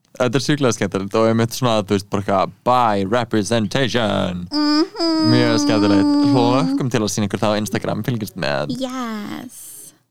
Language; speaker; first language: Icelandic; native; Icelandic